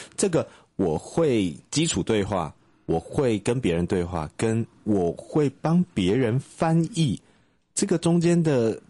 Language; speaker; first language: Chinese; native; Chinese